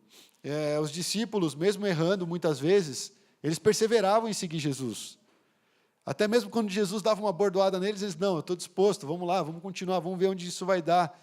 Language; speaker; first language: Portuguese; native; Portuguese